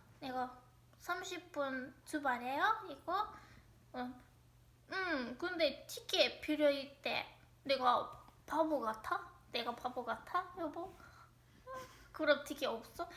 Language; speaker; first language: Korean; non-native, learner; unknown